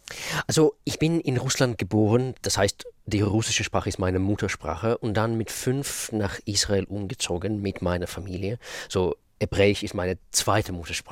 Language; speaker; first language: German; non-native, fluent; Russian